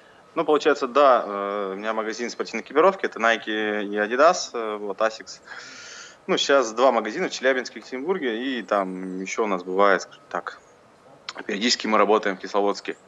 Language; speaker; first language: Russian; native; Russian